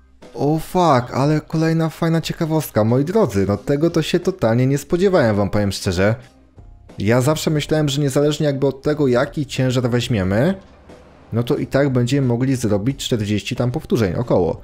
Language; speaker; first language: Polish; native; Polish